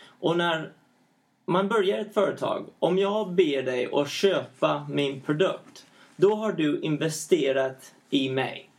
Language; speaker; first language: Swedish; early bilingual, heritage; Swedish